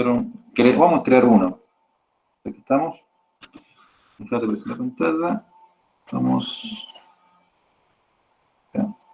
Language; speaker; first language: Spanish; native; Spanish